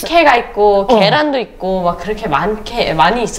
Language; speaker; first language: Korean; early bilingual, other home language; English